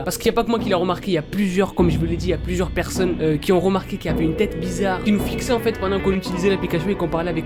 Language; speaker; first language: French; native; French